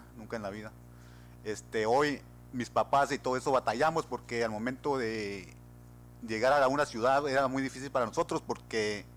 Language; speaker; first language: Spanish; native; Spanish